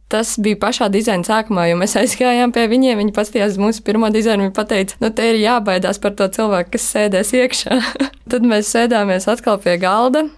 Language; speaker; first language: Latvian; native; Latvian